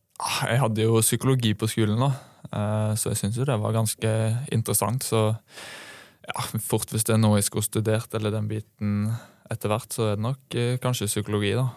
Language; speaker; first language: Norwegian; native; Norwegian